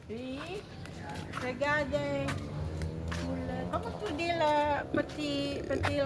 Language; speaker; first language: French; non-native, learner; Indonesian